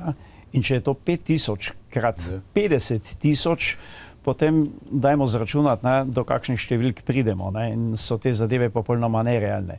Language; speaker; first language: Slovenian; native; Slovenian